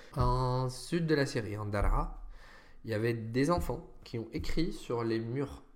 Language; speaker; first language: French; non-native, fluent; Arabic